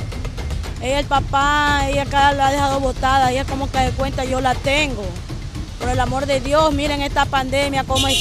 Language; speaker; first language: Spanish; native; Spanish